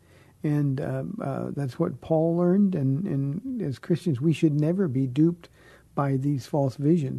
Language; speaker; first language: English; native; English